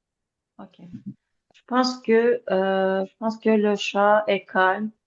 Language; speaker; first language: French; non-native, learner; Azerbaijani